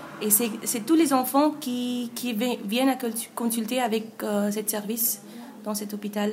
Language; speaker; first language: French; non-native, fluent; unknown